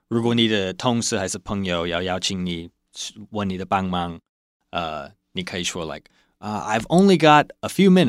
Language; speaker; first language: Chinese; non-native, fluent; English